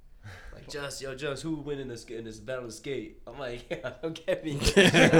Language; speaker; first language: English; native; English